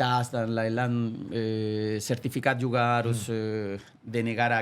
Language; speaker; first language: Indonesian; non-native, fluent; Spanish